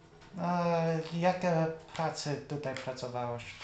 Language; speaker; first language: Polish; early bilingual, heritage; English